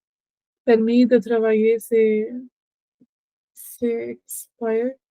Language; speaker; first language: French; non-native, learner; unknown